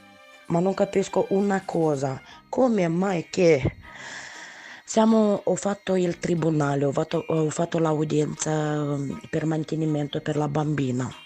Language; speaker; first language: Italian; non-native, learner; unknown